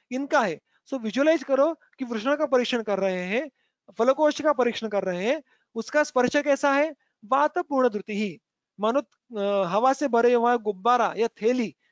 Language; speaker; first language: Hindi; non-native, local second language; Marathi